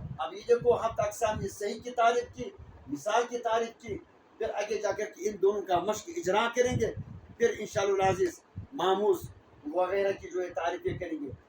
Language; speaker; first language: Urdu; non-native, local second language; Pashto